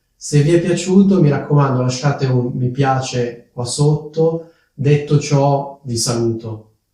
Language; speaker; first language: Italian; native; Italian